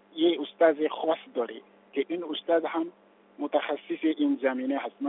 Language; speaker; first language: Persian; non-native, fluent; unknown